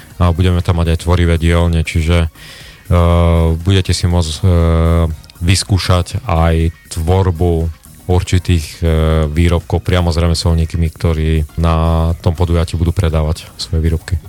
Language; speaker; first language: Slovak; native; Slovak